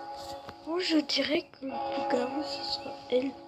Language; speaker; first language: French; native; French